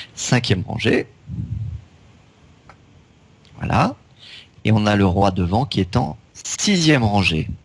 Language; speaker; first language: French; native; French